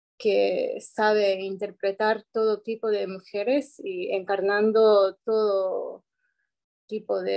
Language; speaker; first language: Spanish; non-native, fluent; Japanese